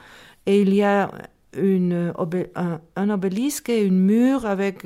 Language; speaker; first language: French; non-native, learner; Spanish